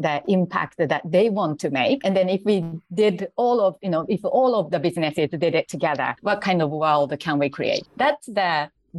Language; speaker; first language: English; non-native, fluent; Japanese